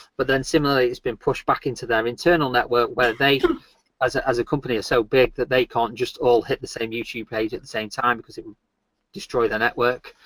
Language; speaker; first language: English; native; English